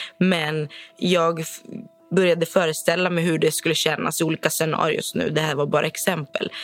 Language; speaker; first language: Swedish; early bilingual, other home language; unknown